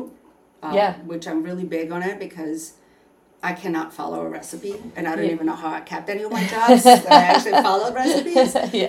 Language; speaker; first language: English; non-native, fluent; Albanian